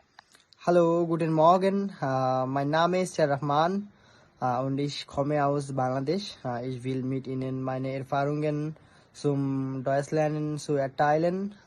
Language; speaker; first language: German; non-native, learner; Bangla